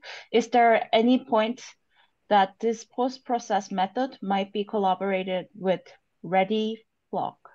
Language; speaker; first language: English; non-native, fluent; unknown